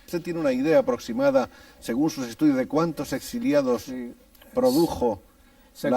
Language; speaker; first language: Spanish; native; Spanish